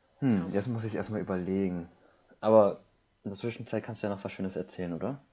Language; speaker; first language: German; early bilingual, other home language; Korean